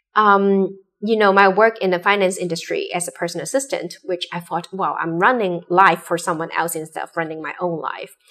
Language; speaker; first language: English; non-native, local second language; Cantonese